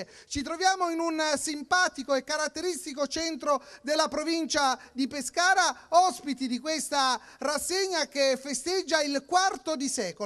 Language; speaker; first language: Italian; native; Italian